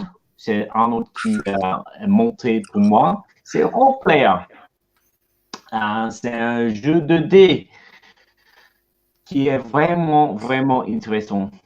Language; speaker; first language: French; non-native, learner; English